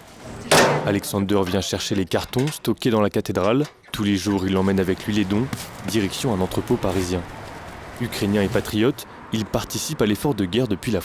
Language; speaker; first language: French; native; French